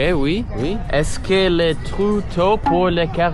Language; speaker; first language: French; non-native, learner; English